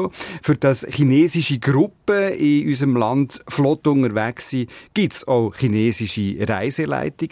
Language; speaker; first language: German; native; German